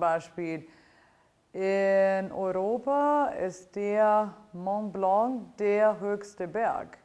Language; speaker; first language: German; non-native, fluent; Italian